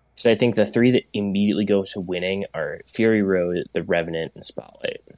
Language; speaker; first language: English; native; English